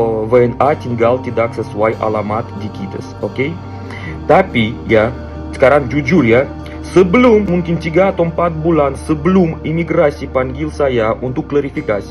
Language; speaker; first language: Indonesian; non-native, fluent; Russian